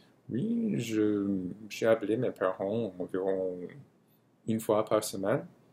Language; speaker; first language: French; non-native, fluent; English